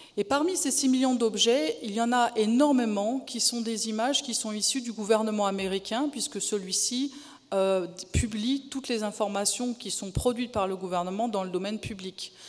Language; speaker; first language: French; native; French